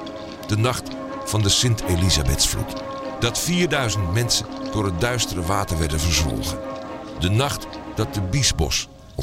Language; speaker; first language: Dutch; native; Dutch